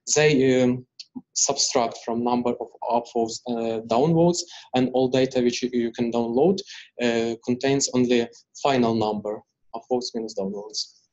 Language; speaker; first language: English; non-native, fluent; Ukrainian